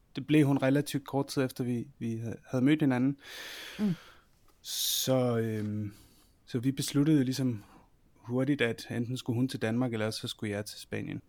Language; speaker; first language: Danish; native; Danish